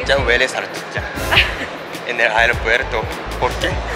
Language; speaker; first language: Spanish; non-native, learner; Japanese